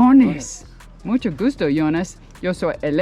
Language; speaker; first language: Spanish; non-native, learner; English